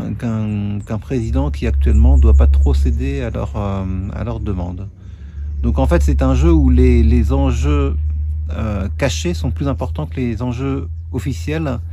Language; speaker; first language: French; native; French